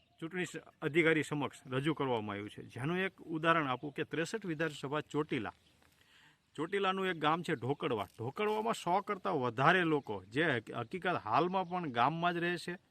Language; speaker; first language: Gujarati; native; Gujarati